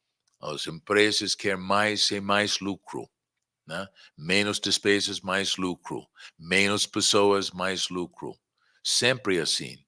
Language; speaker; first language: Portuguese; non-native, fluent; English